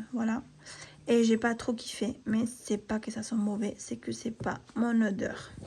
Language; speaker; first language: French; non-native, fluent; Spanish